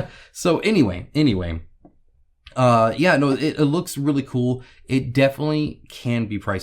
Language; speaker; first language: English; native; English